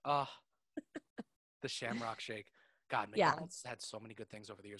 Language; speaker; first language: English; native; English